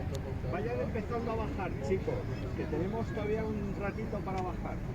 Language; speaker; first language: Spanish; native; Spanish